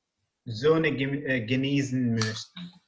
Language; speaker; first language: German; non-native, learner; English